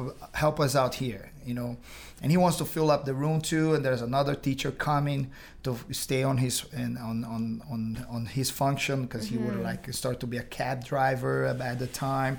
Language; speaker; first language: English; non-native, fluent; Portuguese